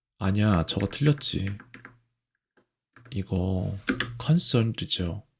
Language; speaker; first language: Korean; native; Korean